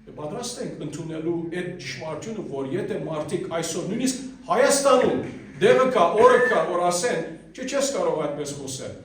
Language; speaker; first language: Armenian; early bilingual, heritage; Armenian